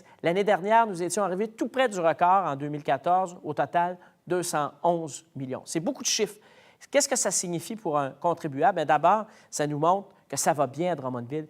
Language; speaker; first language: French; native; French